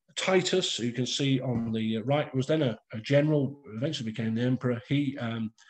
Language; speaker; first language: English; native; English